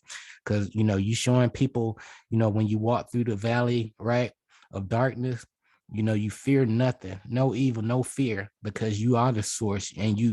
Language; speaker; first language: English; native; English